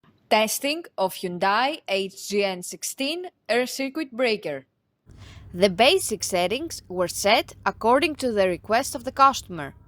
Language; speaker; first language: English; non-native, fluent; Greek